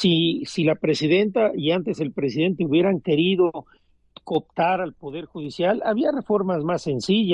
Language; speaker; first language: Spanish; native; Spanish